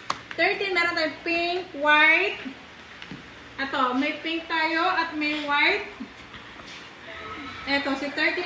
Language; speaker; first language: Filipino; native; Filipino